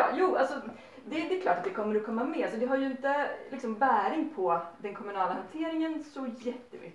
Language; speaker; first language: Swedish; native; Swedish